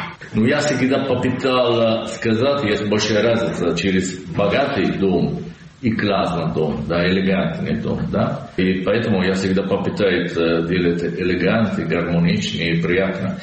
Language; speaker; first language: Russian; non-native, learner; Italian